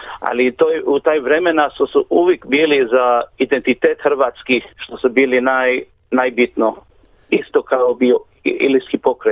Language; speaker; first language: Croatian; early bilingual, heritage; Croatian